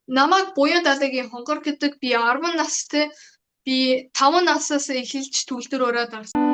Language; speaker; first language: Mongolian; early bilingual, heritage; Mongolian